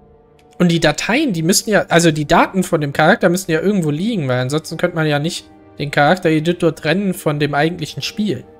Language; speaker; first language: German; native; German